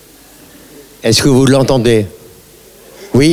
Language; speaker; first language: French; native; French